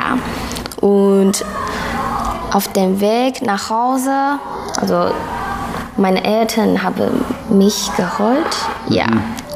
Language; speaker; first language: German; non-native, learner; Chinese